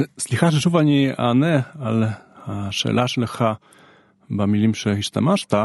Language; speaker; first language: Hebrew; non-native, fluent; Polish